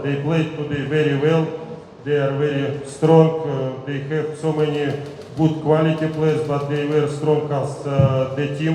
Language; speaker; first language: English; non-native, learner; Russian